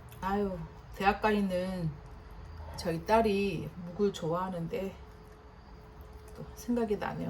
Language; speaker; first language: Korean; native; Korean